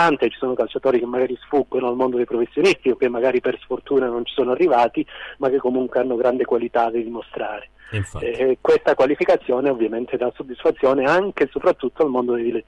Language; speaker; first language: Italian; native; Italian